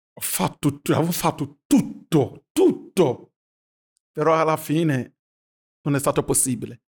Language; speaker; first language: Italian; non-native, fluent; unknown